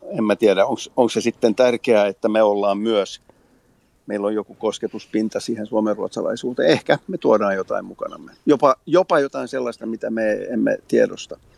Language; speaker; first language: Finnish; non-native, local second language; Swedish